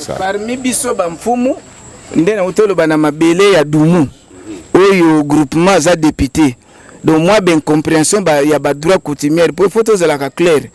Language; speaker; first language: Lingala; non-native, local second language; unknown